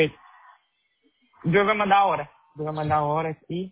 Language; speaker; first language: Spanish; non-native, learner; Portuguese